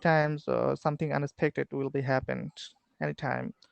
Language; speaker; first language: English; non-native, learner; Bangla